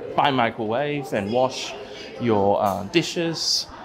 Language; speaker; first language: English; non-native, local second language; Cantonese